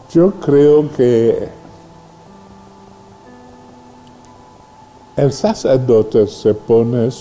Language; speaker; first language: Spanish; non-native, fluent; English